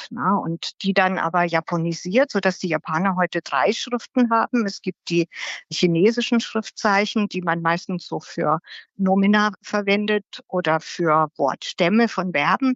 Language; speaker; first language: German; native; German